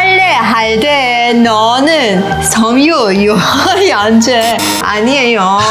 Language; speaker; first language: Korean; non-native, learner; Persian